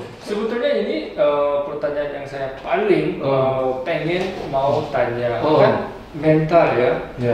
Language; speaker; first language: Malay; non-native, fluent; Korean